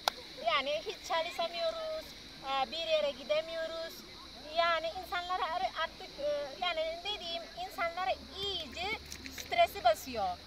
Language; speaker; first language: Turkish; non-native, learner; Indonesian